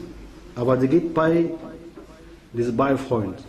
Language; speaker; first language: German; non-native, fluent; Arabic